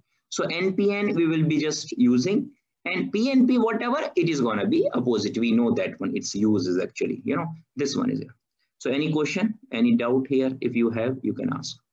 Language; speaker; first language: English; non-native, fluent; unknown